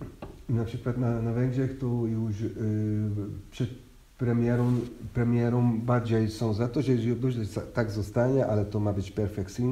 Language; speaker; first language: Polish; non-native, fluent; Hungarian